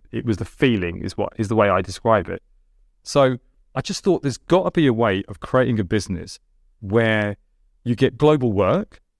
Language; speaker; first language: English; early bilingual, other home language; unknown